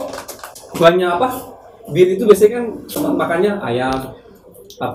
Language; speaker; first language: Indonesian; native; Indonesian